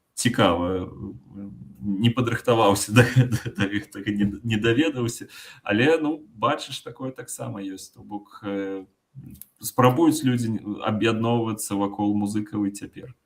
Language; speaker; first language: Belarusian; non-native, local second language; Russian